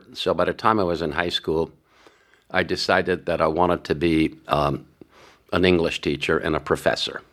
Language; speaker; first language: English; early bilingual, other home language; Hungarian